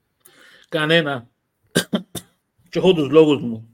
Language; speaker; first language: Greek; native; Greek